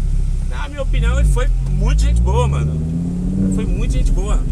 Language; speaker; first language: Portuguese; native; Portuguese